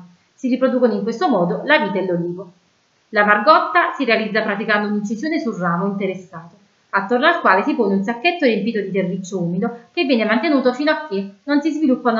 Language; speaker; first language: Italian; native; Italian